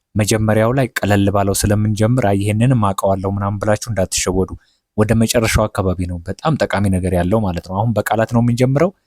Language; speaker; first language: Amharic; non-native, local second language; Oromo